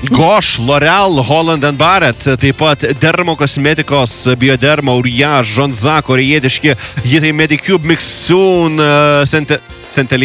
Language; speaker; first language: Lithuanian; native; Lithuanian